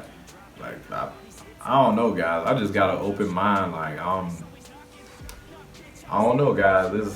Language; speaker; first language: English; native; English